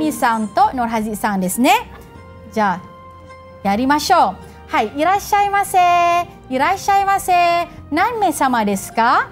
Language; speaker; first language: Japanese; non-native, fluent; Malay